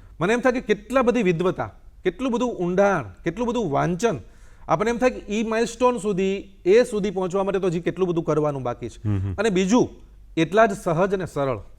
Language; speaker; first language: Gujarati; native; Gujarati